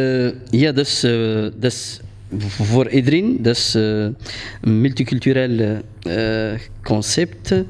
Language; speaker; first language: Dutch; non-native, fluent; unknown